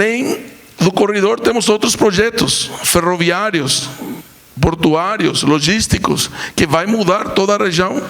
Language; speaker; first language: Portuguese; non-native, fluent; Spanish